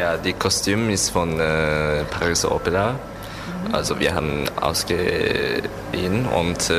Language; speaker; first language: German; non-native, fluent; Japanese